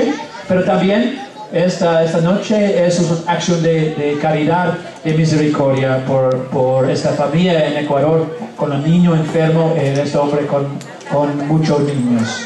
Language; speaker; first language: Spanish; non-native, learner; English